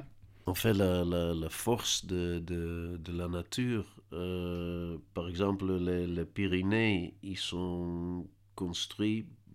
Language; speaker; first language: French; non-native, learner; Dutch